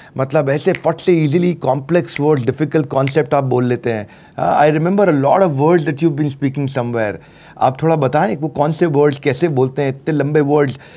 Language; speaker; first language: Hindi; native; Hindi